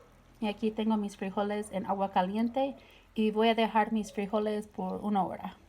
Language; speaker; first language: Spanish; non-native, learner; English